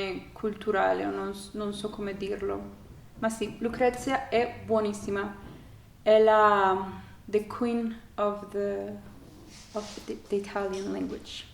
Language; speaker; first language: Italian; non-native, learner; Spanish